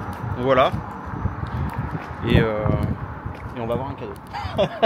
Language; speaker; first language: French; native; French